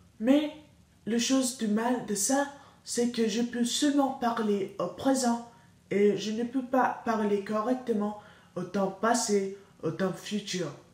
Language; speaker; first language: French; non-native, learner; English